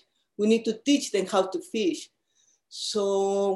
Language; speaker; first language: English; non-native, fluent; Spanish